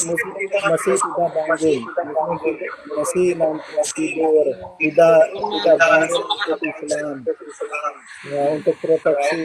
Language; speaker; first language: Indonesian; non-native, learner; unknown